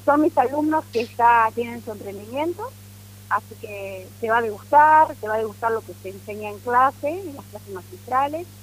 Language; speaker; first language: Spanish; native; Spanish